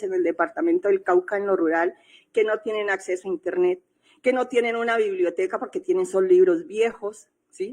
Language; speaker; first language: Spanish; native; Spanish